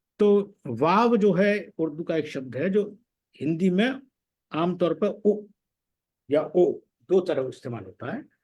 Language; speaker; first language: Hindi; native; Hindi